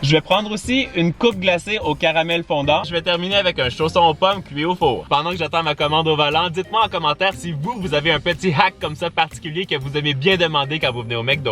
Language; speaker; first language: French; native; French